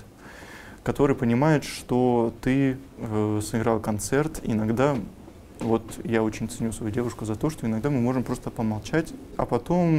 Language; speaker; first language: Russian; native; Russian